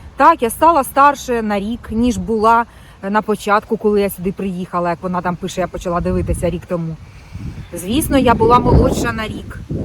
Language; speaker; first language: Ukrainian; non-native, local second language; Russian